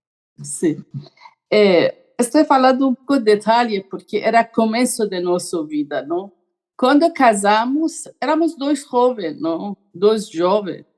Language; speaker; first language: Portuguese; non-native, learner; Persian